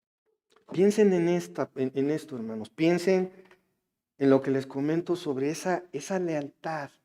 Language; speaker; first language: Spanish; native; Spanish